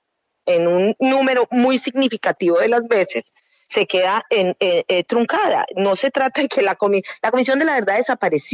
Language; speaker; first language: Spanish; native; Spanish